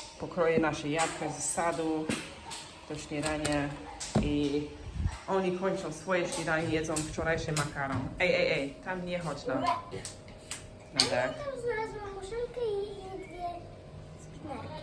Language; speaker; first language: Polish; non-native, fluent; English